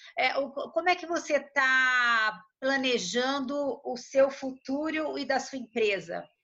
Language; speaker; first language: Portuguese; native; Portuguese